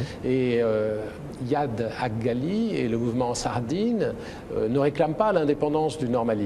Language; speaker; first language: French; native; French